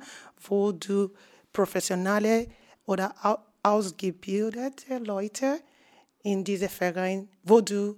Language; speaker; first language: German; non-native, fluent; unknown